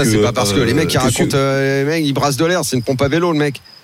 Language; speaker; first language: French; native; French